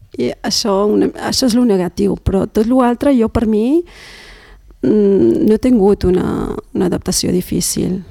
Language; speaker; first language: Catalan; early bilingual, other home language; Arabic